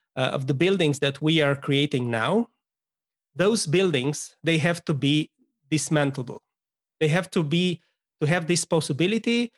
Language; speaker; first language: English; non-native, fluent; Romanian